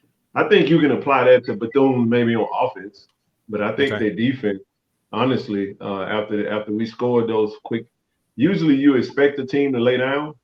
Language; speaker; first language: English; native; English